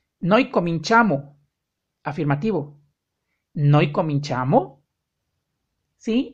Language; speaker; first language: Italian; non-native, fluent; Spanish